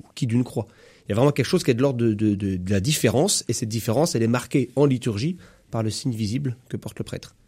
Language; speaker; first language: French; native; French